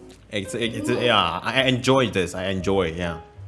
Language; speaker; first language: English; non-native, fluent; Indonesian